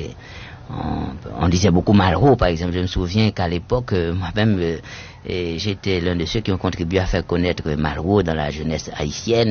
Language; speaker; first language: French; native; French